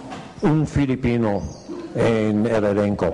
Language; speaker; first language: Spanish; non-native, fluent; English